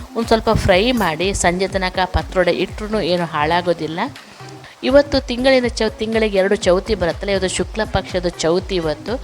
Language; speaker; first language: Kannada; non-native, local second language; Tulu